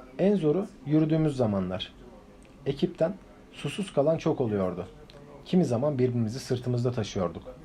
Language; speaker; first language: Turkish; non-native, fluent; Uzbek